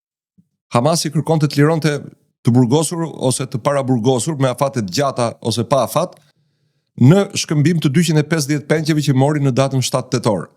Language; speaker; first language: Albanian; native; Albanian